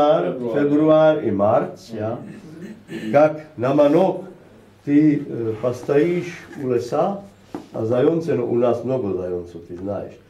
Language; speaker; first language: Russian; non-native, learner; Czech